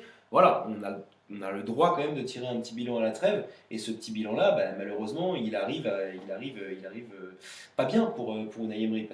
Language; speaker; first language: French; native; French